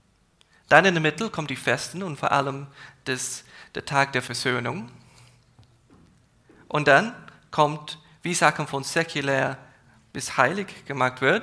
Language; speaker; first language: German; non-native, fluent; English